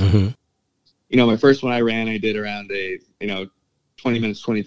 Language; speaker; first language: English; native; English